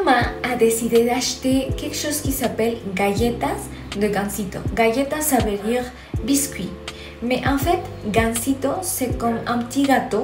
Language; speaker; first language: French; non-native, fluent; Spanish